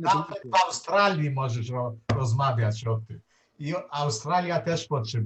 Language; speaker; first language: Polish; non-native, learner; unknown